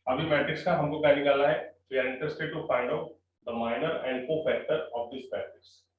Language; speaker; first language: Hindi; non-native, local second language; Marathi